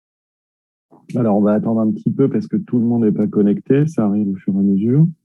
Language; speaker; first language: French; native; French